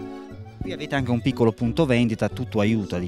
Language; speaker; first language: Italian; native; Italian